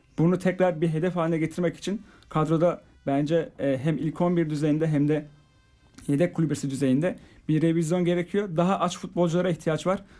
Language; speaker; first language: Turkish; native; Turkish